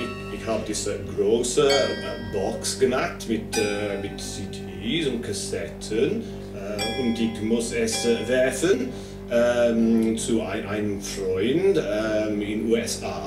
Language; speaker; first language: German; non-native, learner; English